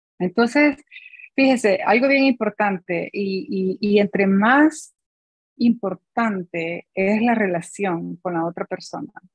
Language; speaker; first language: Spanish; native; Spanish